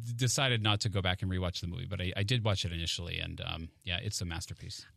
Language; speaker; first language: English; native; English